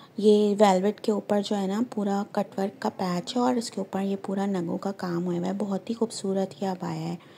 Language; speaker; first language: Hindi; native; Hindi